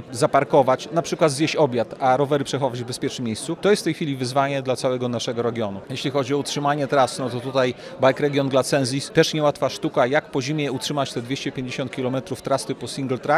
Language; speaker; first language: Polish; native; Polish